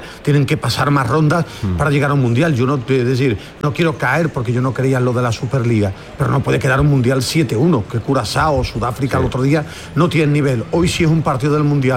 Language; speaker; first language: Spanish; native; Spanish